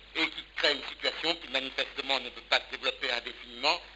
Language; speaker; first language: French; native; French